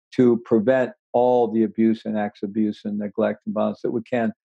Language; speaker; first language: English; native; English